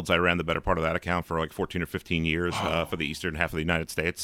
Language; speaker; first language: English; native; English